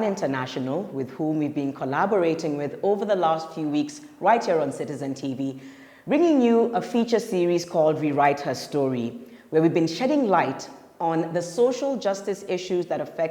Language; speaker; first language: English; non-native, local second language; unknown